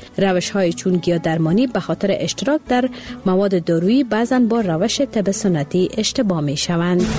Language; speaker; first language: Persian; native; Persian